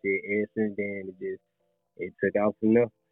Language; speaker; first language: English; native; English